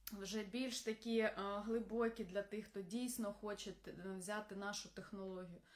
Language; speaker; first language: Ukrainian; non-native, local second language; Russian